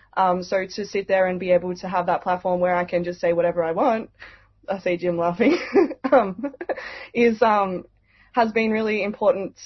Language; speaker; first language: English; native; English